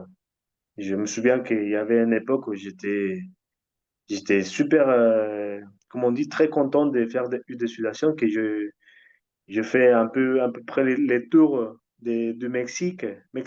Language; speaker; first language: French; non-native, fluent; Spanish